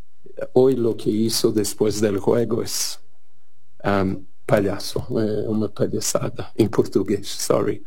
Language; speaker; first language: Spanish; non-native, learner; Portuguese